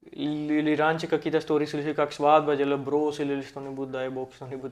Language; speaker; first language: Russian; non-native, learner; Hindi